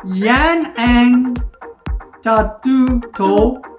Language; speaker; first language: Filipino; non-native, learner; English